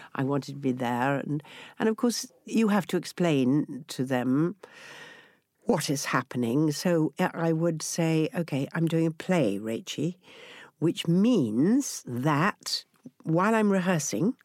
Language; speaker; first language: English; native; English